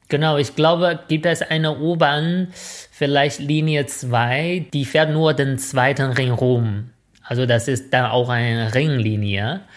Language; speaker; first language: German; non-native, fluent; Chinese